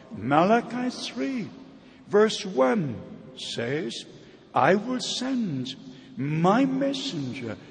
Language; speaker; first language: English; non-native, fluent; German